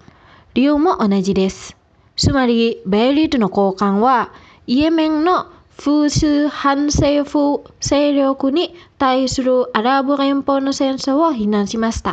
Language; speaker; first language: Japanese; non-native, fluent; Indonesian